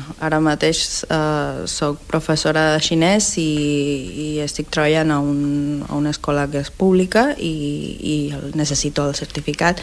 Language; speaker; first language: Catalan; non-native, fluent; Spanish